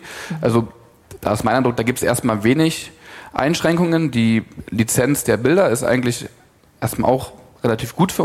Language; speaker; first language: German; native; German